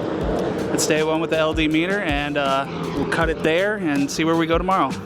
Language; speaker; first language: English; native; English